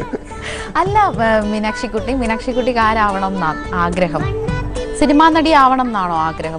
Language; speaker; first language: Malayalam; native; Malayalam